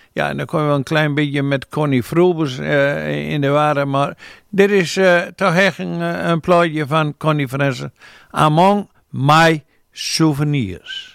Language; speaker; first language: Dutch; native; Dutch